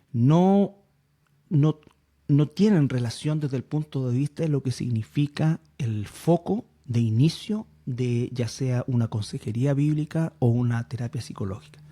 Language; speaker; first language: Spanish; native; Spanish